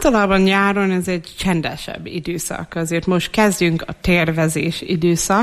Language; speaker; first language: Hungarian; non-native, fluent; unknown